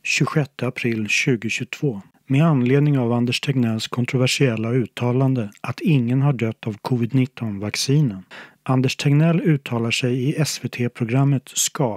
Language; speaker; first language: Swedish; native; Swedish